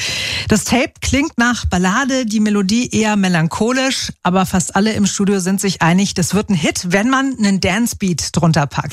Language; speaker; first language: German; native; German